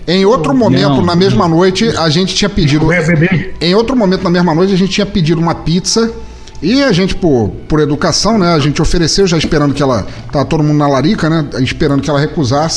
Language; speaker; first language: Portuguese; native; Portuguese